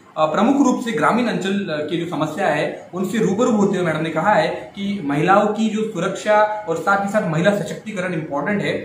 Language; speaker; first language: Hindi; native; Hindi